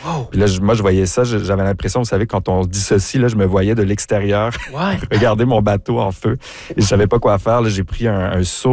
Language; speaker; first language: French; native; French